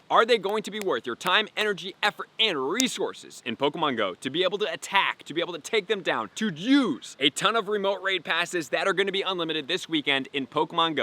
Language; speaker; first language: English; native; English